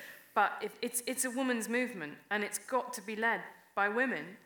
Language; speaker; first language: English; native; English